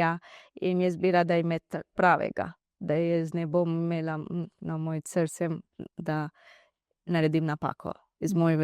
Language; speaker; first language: Slovenian; non-native, learner; Divehi